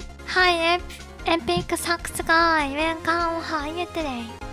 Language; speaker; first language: English; non-native, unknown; Japanese